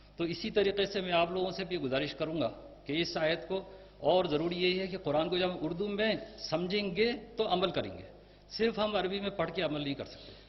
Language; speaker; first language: Urdu; native; Urdu